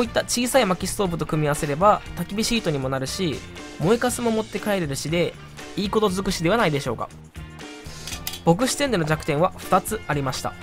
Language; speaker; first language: Japanese; native; Japanese